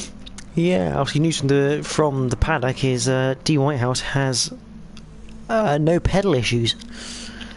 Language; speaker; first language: English; native; English